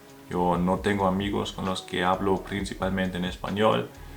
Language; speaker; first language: Spanish; non-native, fluent; German